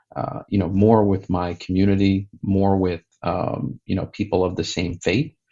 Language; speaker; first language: English; native; English